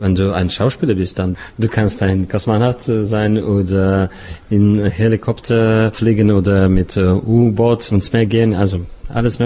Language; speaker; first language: German; non-native, fluent; Russian